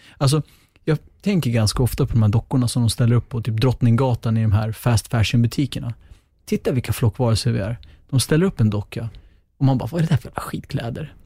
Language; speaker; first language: Swedish; early bilingual, other home language; Kurdish